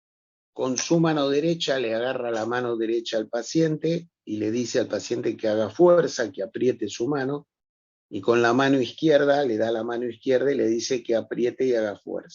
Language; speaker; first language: Spanish; native; Spanish